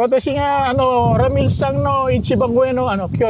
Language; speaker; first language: Japanese; non-native, learner; Pampanga